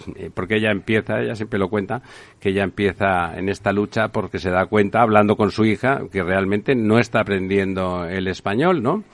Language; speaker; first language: Spanish; native; Spanish